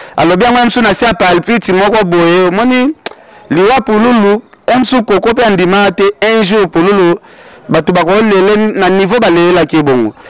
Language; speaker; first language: Lingala; native; Lingala